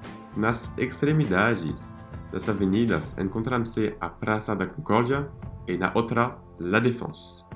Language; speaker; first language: Portuguese; non-native, fluent; French